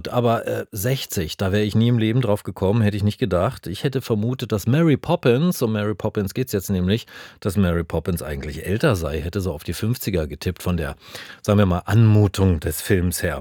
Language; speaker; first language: German; native; German